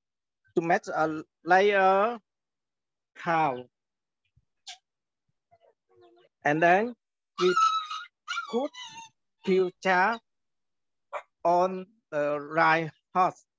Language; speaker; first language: English; non-native, learner; Vietnamese